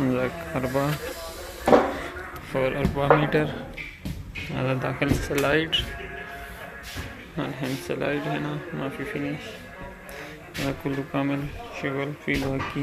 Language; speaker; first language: Arabic; non-native, learner; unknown